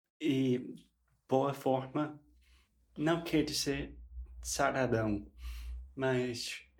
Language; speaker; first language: Portuguese; non-native, fluent; English